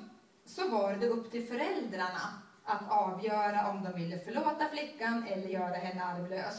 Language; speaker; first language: Swedish; native; Swedish